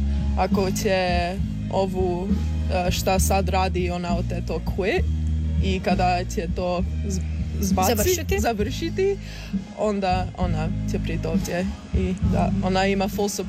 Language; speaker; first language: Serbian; early bilingual, heritage; English